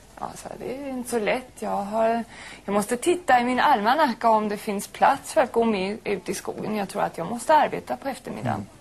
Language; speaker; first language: Swedish; non-native, fluent; German